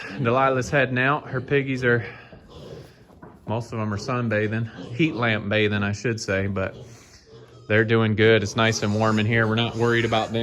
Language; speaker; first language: English; native; English